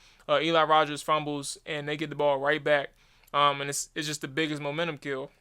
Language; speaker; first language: English; native; English